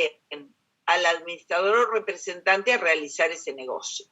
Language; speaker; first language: Spanish; native; Spanish